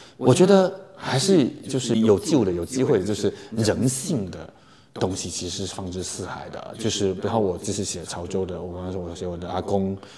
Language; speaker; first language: Chinese; native; Chinese